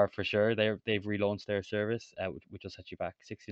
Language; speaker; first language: English; native; English